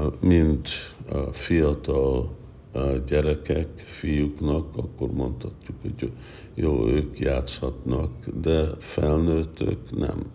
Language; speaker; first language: Hungarian; early bilingual, heritage; Hungarian